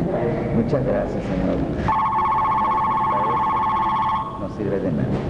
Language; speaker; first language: Spanish; native; Spanish